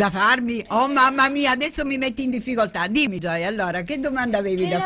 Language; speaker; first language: Italian; native; Italian